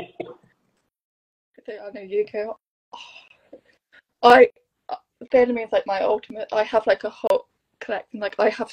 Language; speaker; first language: English; native; English